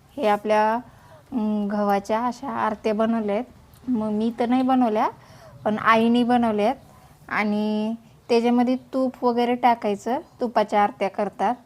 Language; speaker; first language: Marathi; native; Marathi